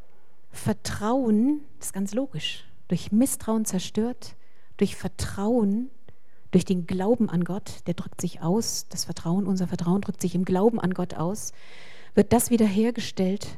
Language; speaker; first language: German; native; German